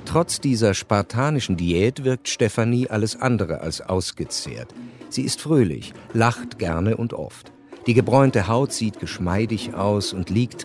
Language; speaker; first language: German; native; German